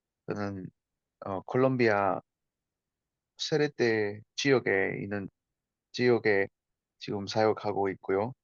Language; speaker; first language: Korean; non-native, fluent; Spanish